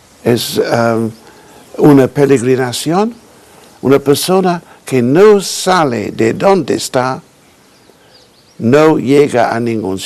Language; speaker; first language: Spanish; non-native, fluent; English